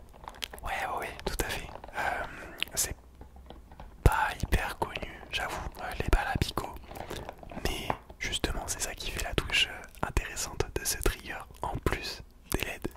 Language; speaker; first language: French; native; French